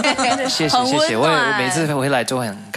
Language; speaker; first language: Chinese; early bilingual, heritage; Chinese